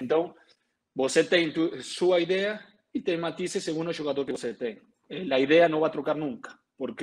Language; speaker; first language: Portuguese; non-native, learner; Spanish